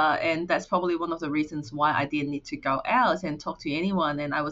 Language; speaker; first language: English; non-native, local second language; Cantonese